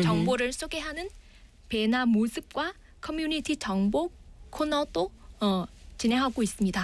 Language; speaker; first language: Korean; non-native, fluent; Vietnamese